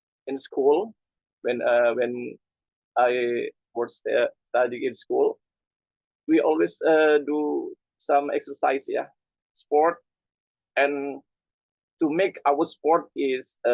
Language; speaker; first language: English; non-native, learner; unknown